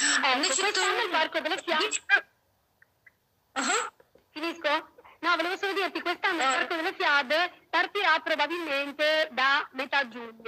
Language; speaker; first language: Italian; native; Italian